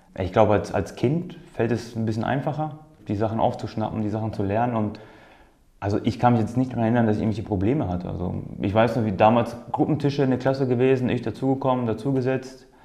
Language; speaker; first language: German; early bilingual, other home language; Polish